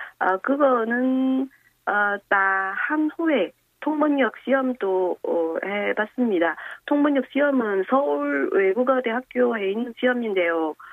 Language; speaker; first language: Korean; non-native, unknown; Vietnamese